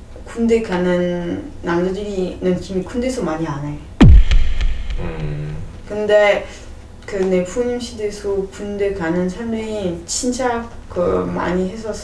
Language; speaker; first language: Korean; non-native, learner; French